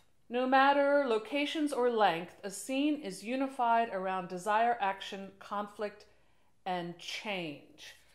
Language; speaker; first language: English; native; English